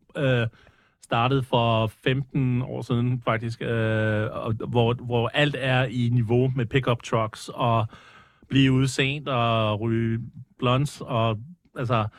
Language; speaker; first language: Danish; early bilingual, other home language; English